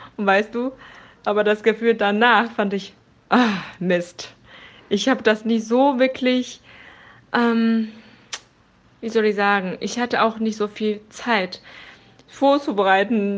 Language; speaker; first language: German; non-native, fluent; Chinese